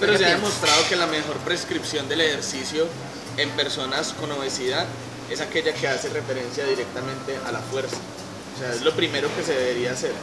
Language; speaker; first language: Spanish; native; Spanish